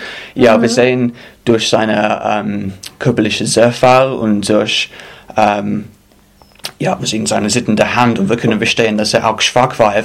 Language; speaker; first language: German; non-native, fluent; English